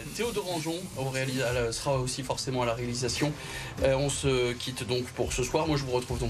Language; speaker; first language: French; native; French